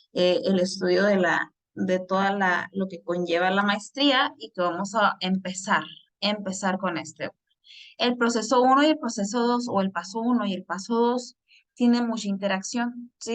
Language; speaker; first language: Spanish; native; Spanish